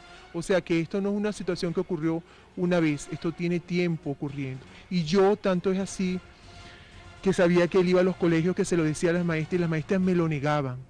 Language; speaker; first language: Spanish; native; Spanish